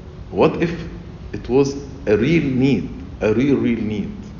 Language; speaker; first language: English; non-native, fluent; Arabic